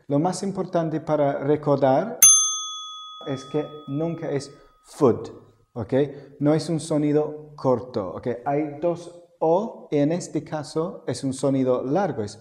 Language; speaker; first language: Spanish; non-native, fluent; English